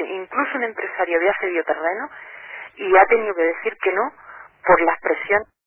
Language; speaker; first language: Spanish; native; Spanish